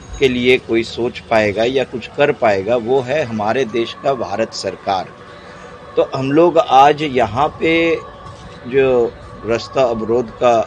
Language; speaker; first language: Hindi; non-native, local second language; Bangla